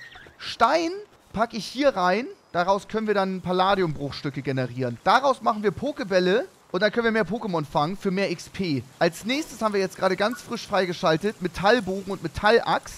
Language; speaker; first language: German; native; German